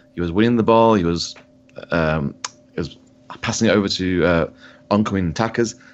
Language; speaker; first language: English; native; English